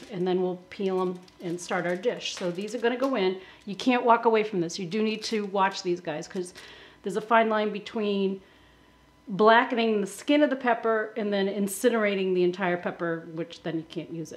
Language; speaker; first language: English; native; English